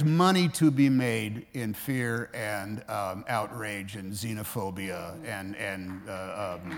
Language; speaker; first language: English; native; English